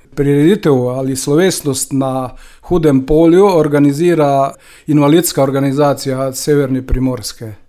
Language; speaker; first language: Slovenian; native; Slovenian